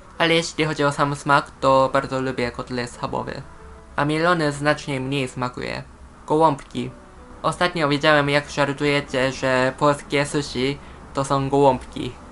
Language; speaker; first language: Polish; non-native, fluent; Japanese